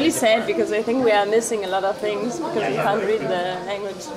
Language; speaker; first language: English; non-native, fluent; German